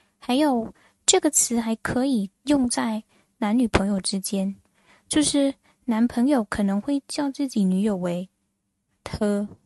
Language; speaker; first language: Chinese; non-native, fluent; Thai